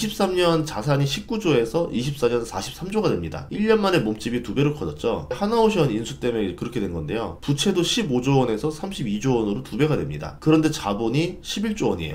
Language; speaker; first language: Korean; native; Korean